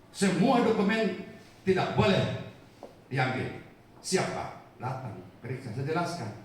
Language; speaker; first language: Indonesian; non-native, local second language; Batak Toba